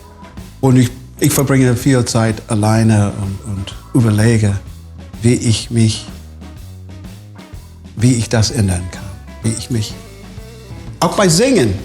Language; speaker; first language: German; non-native, fluent; English